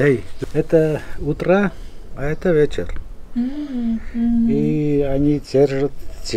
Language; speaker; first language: Russian; non-native, local second language; Armenian